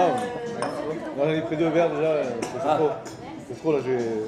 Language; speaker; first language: French; early bilingual, other home language; Lao